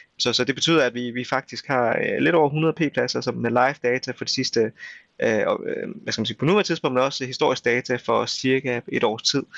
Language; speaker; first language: Danish; early bilingual, other home language; Vietnamese